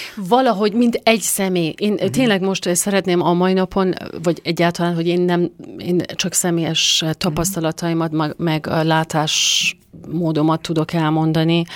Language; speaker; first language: Hungarian; non-native, fluent; Persian